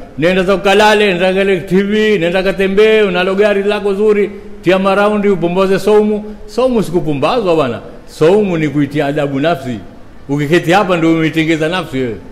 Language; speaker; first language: Swahili; native; Swahili